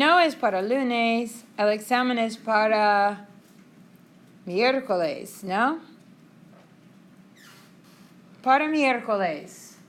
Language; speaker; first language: Spanish; non-native, fluent; English